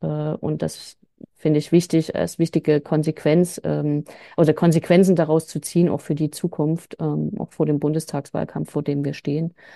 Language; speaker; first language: German; native; German